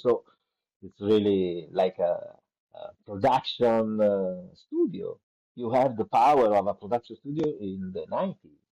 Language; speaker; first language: English; non-native, learner; Italian